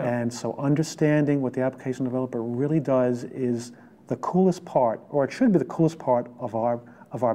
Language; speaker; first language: English; native; English